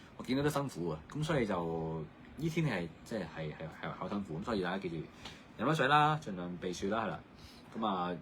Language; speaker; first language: Cantonese; native; Cantonese